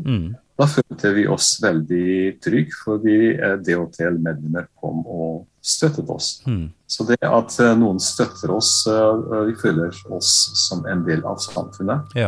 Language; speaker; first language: Norwegian; non-native, fluent; Bosnian